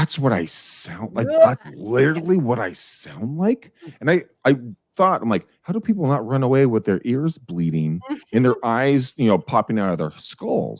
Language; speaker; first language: English; native; English